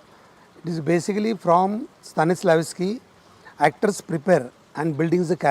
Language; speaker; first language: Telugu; non-native, learner; Marathi